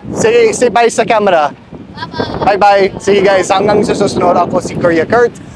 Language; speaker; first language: Filipino; non-native, fluent; English